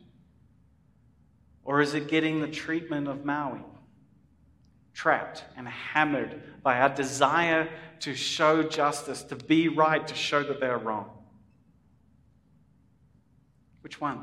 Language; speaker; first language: English; native; English